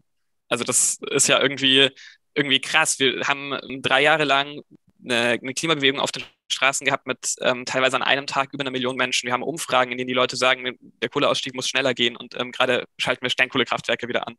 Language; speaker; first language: German; native; German